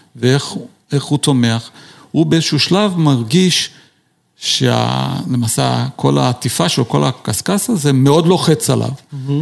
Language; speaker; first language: Hebrew; non-native, fluent; Portuguese